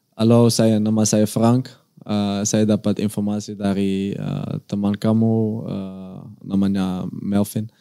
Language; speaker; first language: Indonesian; non-native, learner; Dutch